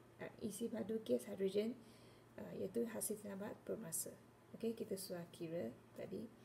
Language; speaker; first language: Malay; non-native, local second language; Chinese